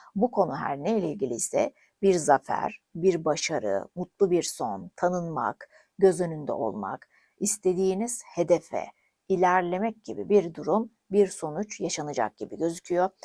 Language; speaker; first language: Turkish; native; Turkish